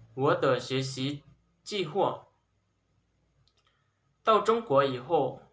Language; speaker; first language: Chinese; non-native, learner; Lao